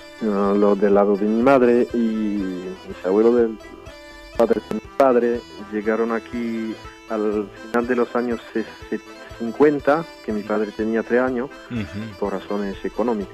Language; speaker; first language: Spanish; early bilingual, heritage; French